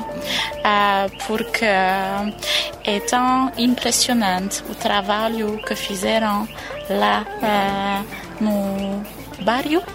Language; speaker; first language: Portuguese; non-native, fluent; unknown